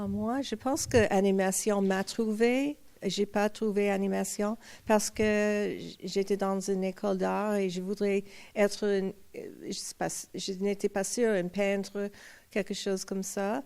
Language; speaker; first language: French; non-native, fluent; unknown